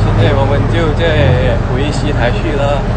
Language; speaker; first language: Chinese; non-native, learner; Thai